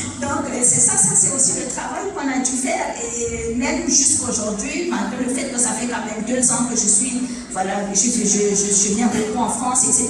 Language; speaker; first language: French; non-native, local second language; Fula